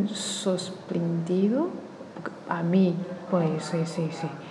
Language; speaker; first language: Spanish; non-native, learner; Chinese